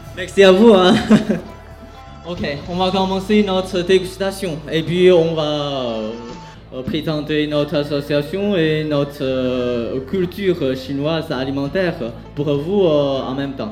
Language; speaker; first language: French; non-native, learner; Chinese